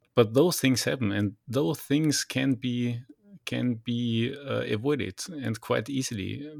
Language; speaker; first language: English; non-native, fluent; German